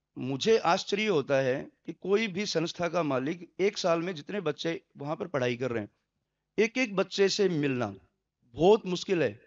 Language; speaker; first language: Hindi; native; Hindi